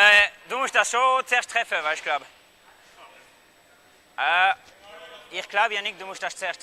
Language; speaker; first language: German; non-native, fluent; French